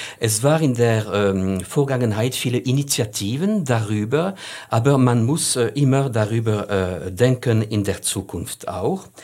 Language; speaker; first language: German; non-native, fluent; French